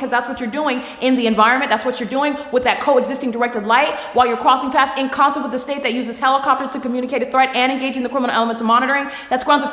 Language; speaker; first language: English; native; English